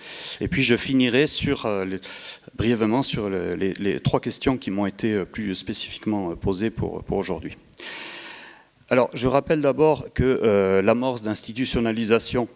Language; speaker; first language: French; native; French